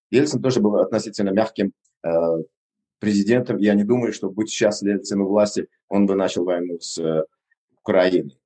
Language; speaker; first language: Russian; non-native, local second language; Uzbek